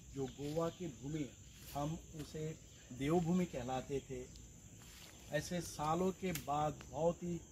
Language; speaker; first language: Hindi; non-native, local second language; Marathi